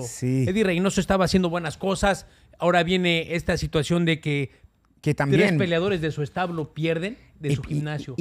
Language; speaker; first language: Spanish; native; Spanish